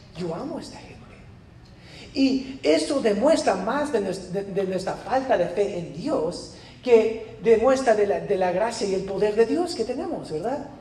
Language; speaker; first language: Spanish; non-native, fluent; English